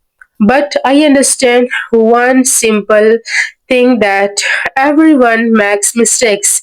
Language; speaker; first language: English; non-native, learner; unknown